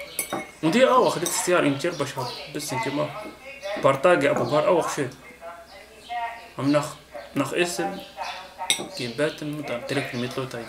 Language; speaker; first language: German; non-native, learner; Arabic